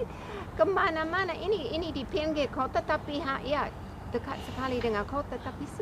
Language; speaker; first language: Indonesian; non-native, fluent; English